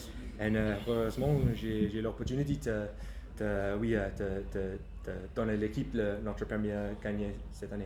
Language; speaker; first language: French; non-native, learner; English